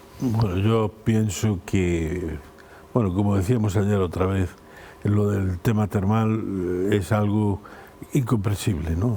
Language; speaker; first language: Spanish; native; Spanish